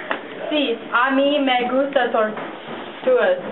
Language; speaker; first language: Spanish; non-native, learner; English